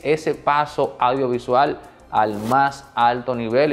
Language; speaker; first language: Spanish; native; Spanish